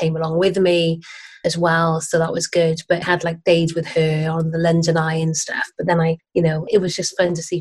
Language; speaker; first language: English; native; English